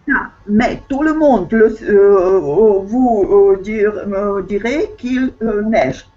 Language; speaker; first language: French; non-native, fluent; Russian